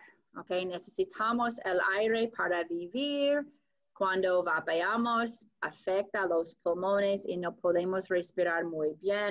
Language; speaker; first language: Spanish; non-native, fluent; English